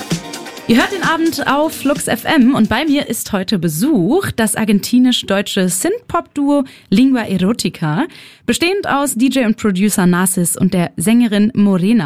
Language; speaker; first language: German; native; German